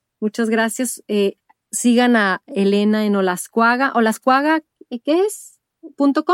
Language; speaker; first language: Spanish; native; Spanish